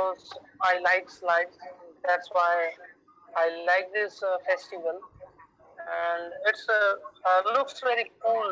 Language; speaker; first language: English; non-native, learner; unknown